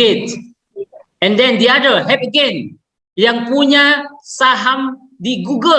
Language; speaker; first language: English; non-native, learner; Indonesian